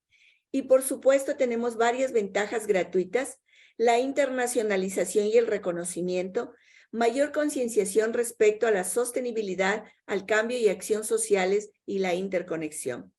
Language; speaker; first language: Spanish; native; Spanish